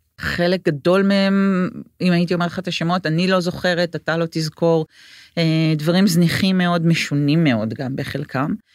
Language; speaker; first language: Hebrew; native; Hebrew